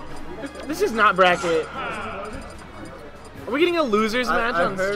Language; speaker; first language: English; native; English